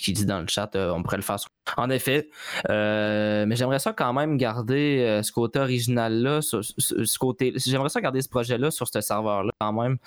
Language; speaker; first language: French; native; French